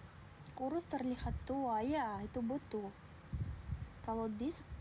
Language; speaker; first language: Indonesian; non-native, learner; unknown